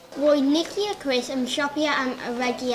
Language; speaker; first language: Welsh; non-native, local second language; English